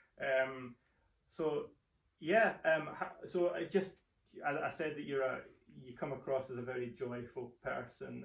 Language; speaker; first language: English; native; English